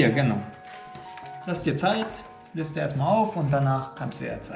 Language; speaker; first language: German; non-native, fluent; Indonesian